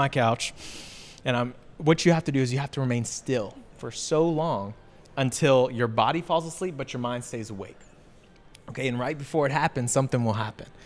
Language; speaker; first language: English; native; English